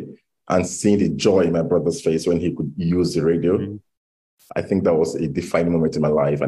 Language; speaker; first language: English; non-native, local second language; Igbo